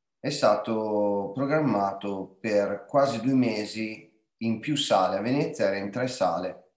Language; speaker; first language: Italian; native; Italian